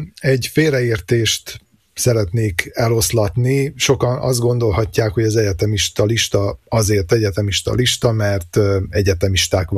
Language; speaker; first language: Hungarian; native; Hungarian